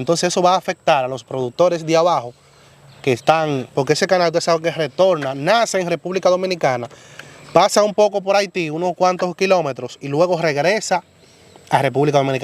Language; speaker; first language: Spanish; native; Spanish